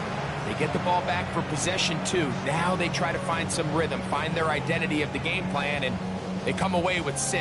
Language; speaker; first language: English; native; English